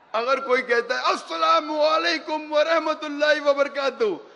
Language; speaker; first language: Hindi; non-native, local second language; Konkani